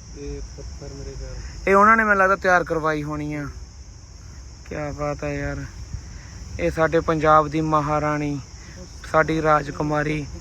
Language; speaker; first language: Punjabi; native; Punjabi